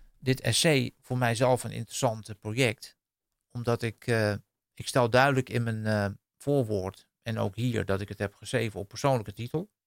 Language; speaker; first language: Dutch; native; Dutch